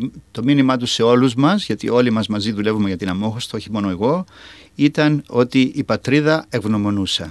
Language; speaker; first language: Greek; native; Greek